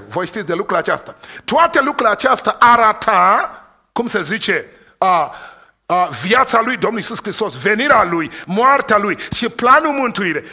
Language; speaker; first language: Romanian; non-native, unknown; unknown